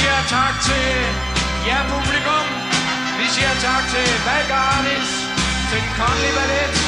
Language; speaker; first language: Danish; native; Danish